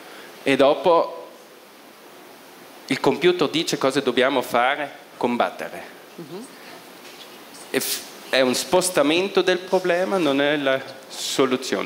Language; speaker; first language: Italian; non-native, local second language; German